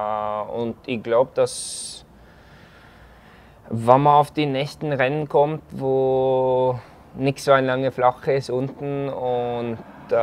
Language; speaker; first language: German; non-native, fluent; Norwegian